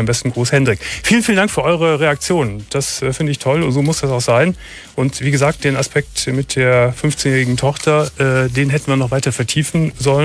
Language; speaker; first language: German; native; German